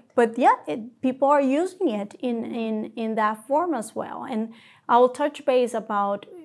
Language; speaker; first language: English; non-native, fluent; Spanish